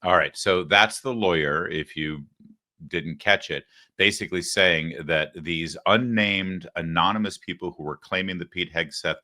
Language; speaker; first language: English; native; English